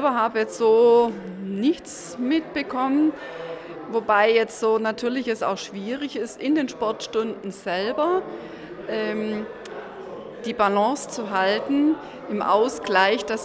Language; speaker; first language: German; native; German